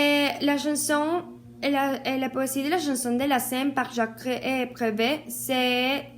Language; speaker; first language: French; non-native, learner; Spanish